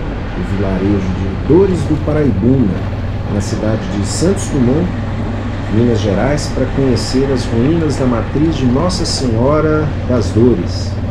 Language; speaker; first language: Portuguese; native; Portuguese